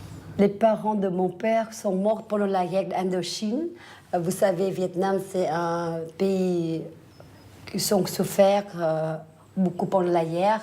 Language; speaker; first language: French; non-native, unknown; Vietnamese